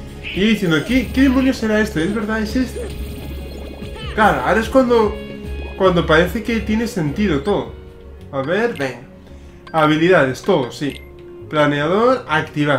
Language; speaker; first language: Spanish; native; Spanish